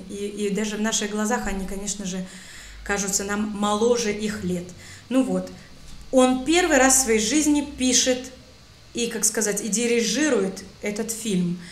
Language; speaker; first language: Russian; native; Russian